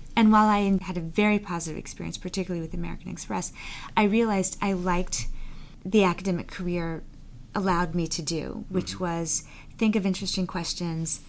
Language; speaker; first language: English; native; English